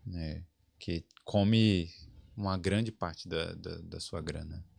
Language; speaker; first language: Portuguese; native; Portuguese